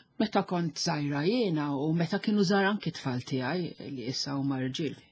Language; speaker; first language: Maltese; non-native, local second language; English